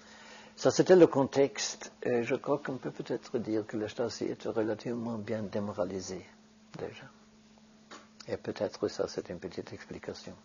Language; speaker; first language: French; non-native, fluent; Norwegian